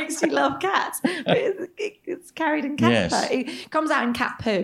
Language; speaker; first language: English; native; English